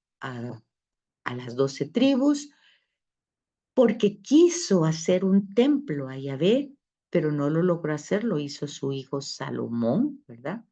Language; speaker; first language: Spanish; native; Spanish